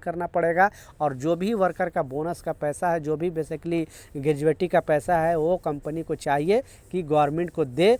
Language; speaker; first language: Hindi; native; Hindi